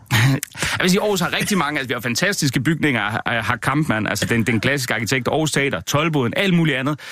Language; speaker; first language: Danish; native; Danish